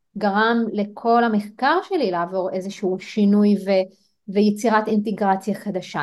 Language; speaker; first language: Hebrew; non-native, local second language; Arabic